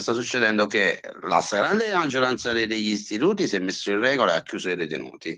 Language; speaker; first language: Italian; native; Italian